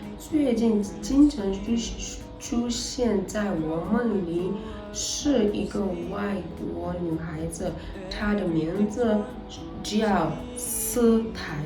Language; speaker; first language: Chinese; non-native, learner; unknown